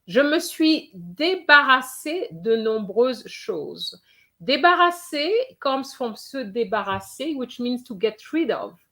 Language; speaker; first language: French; non-native, fluent; English